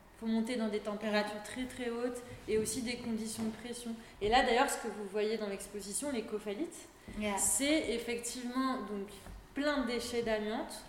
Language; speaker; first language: French; native; French